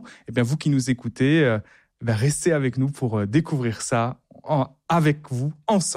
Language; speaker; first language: French; native; French